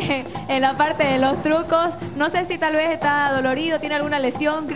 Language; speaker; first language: Spanish; native; Spanish